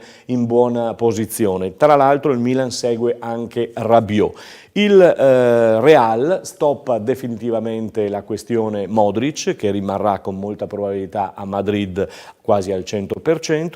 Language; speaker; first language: Italian; native; Italian